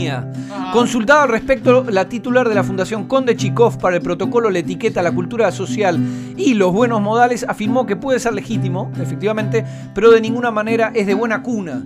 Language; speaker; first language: Spanish; native; Spanish